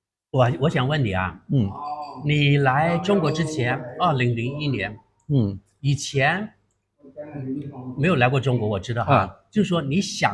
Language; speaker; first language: Chinese; native; Chinese